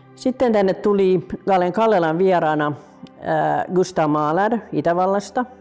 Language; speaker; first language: Finnish; native; Finnish